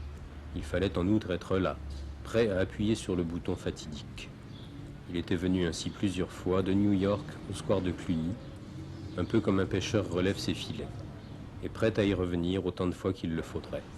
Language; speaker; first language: French; native; French